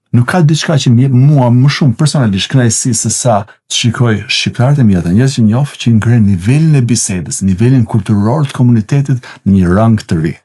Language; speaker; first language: Albanian; native; Albanian